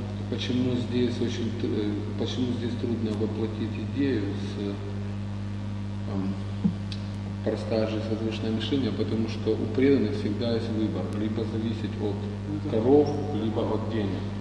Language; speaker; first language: Russian; native; Russian